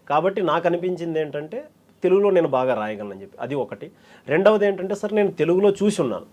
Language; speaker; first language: Telugu; native; Telugu